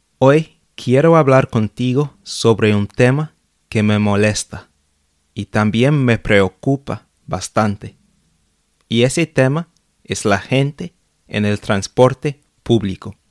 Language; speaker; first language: Spanish; non-native, fluent; English